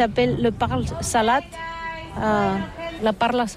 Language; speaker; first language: French; non-native, learner; Catalan